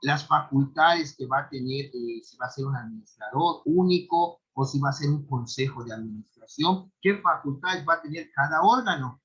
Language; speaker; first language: Spanish; native; Spanish